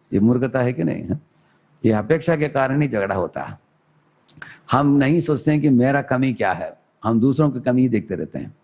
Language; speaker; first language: Hindi; non-native, local second language; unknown